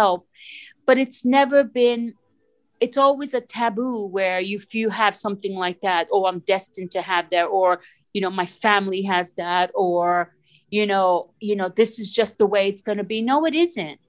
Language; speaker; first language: English; early bilingual, other home language; Italian